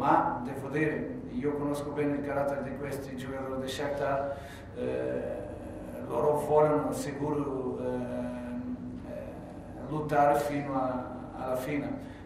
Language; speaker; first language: Italian; non-native, fluent; Portuguese